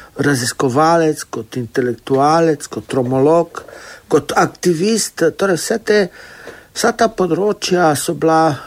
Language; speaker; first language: Slovenian; non-native, local second language; Romany